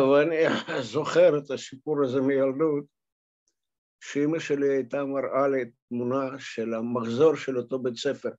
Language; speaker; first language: Hebrew; non-native, fluent; Russian